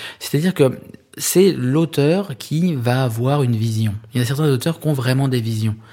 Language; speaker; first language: French; native; French